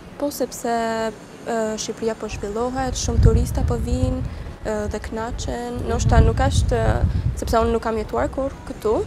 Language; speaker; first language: Albanian; early bilingual, heritage; Albanian